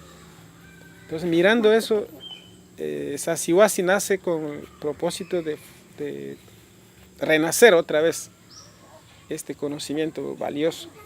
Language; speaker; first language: Spanish; non-native, local second language; Quechua